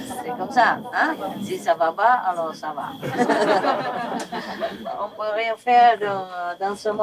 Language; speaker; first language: French; non-native, learner; Vietnamese